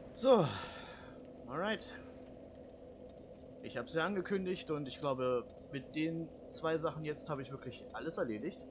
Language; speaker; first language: German; native; German